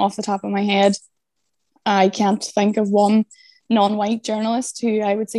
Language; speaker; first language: English; native; English